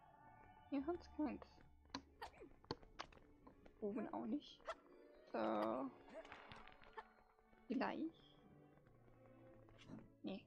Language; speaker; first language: German; native; German